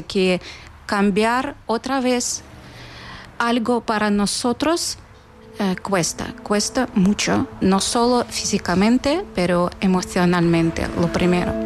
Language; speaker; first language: Spanish; non-native, fluent; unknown